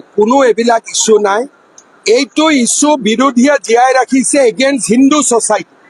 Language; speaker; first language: Assamese; native; Assamese